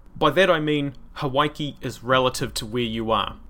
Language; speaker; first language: English; native; English